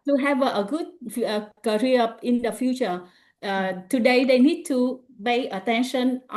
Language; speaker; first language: English; non-native, learner; Vietnamese